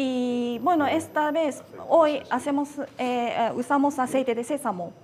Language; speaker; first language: Spanish; non-native, fluent; Japanese